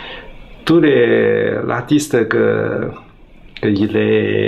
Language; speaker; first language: French; non-native, learner; Chinese